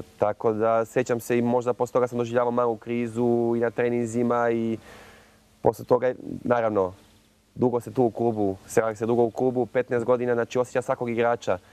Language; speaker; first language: Serbian; native; Serbian